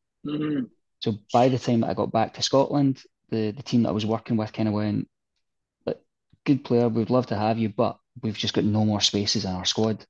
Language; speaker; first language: English; native; English